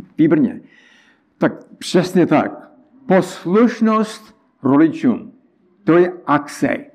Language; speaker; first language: Czech; non-native, learner; English